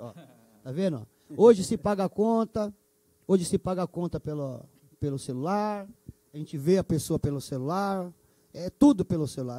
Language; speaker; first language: Portuguese; native; Portuguese